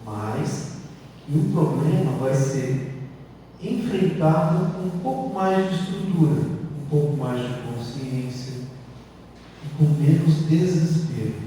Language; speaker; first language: Portuguese; native; Portuguese